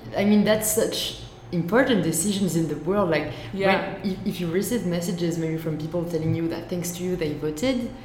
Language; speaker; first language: English; non-native, fluent; French